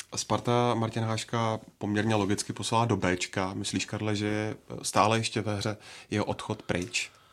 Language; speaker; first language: Czech; native; Czech